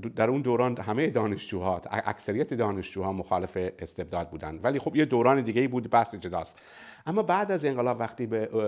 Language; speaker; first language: Persian; non-native, local second language; Baluchi